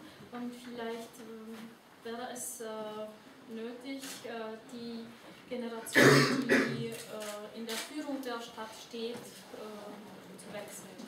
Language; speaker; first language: German; non-native, fluent; Czech